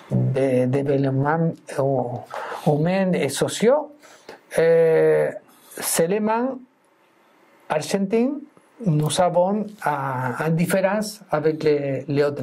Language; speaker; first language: French; non-native, fluent; Spanish